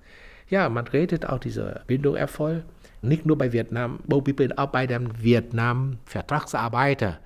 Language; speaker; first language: German; non-native, fluent; Vietnamese